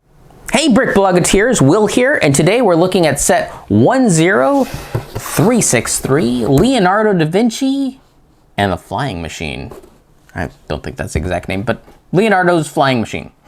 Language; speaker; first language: English; native; English